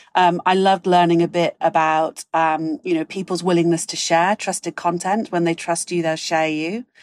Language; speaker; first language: English; native; English